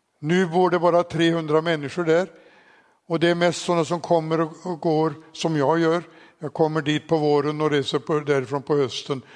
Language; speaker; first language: Swedish; native; Swedish